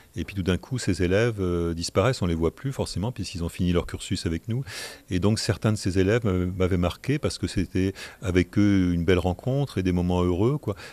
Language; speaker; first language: French; native; French